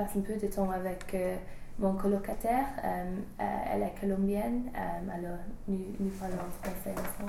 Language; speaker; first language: French; non-native, learner; English